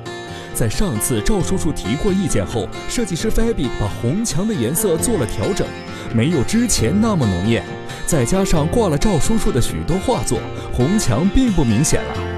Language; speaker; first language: Chinese; native; Chinese